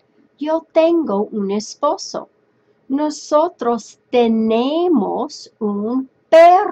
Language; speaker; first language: Spanish; non-native, fluent; English